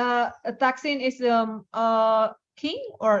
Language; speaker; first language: English; non-native, fluent; Indonesian